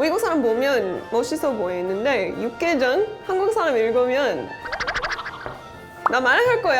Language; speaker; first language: Korean; non-native, learner; English